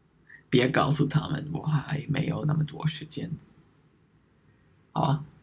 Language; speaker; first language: Chinese; non-native, learner; German